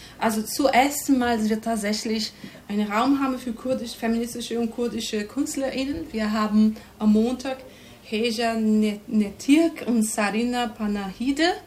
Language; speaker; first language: German; non-native, fluent; Portuguese